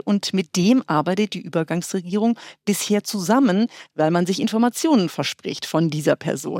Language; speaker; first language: German; native; German